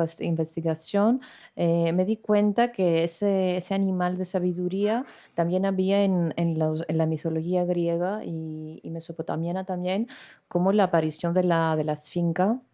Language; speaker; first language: Spanish; non-native, fluent; Greek